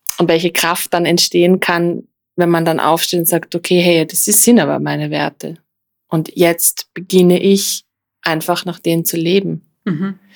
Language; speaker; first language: German; native; German